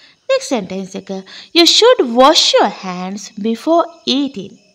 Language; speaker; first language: English; non-native, local second language; Sinhala